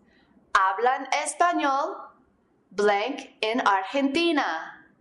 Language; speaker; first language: Spanish; non-native, fluent; English